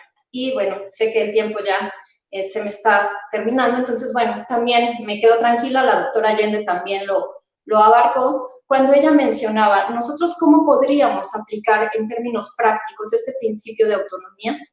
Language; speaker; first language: Spanish; native; Spanish